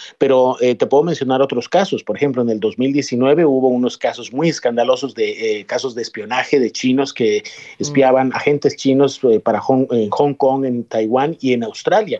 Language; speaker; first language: Spanish; native; Spanish